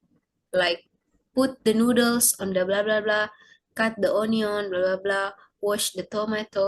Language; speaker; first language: English; non-native, learner; Indonesian